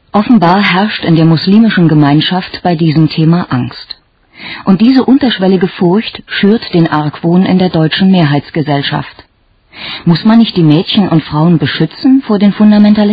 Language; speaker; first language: German; native; German